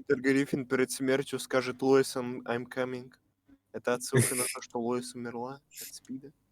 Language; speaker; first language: Russian; native; Russian